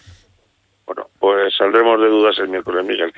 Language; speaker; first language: Spanish; native; Spanish